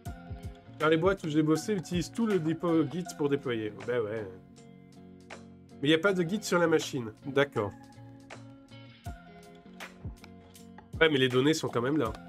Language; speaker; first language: French; native; French